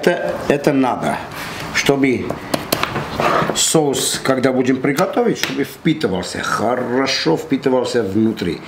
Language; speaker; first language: Russian; non-native, fluent; Armenian